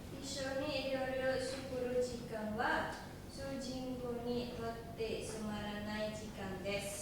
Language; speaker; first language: Japanese; non-native, learner; Indonesian